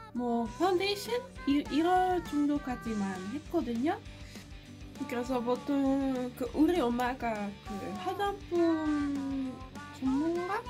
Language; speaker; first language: Korean; non-native, fluent; Dutch